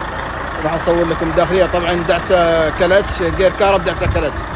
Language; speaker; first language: Arabic; native; Arabic